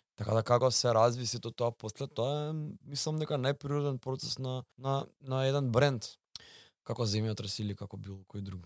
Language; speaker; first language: Macedonian; native; Macedonian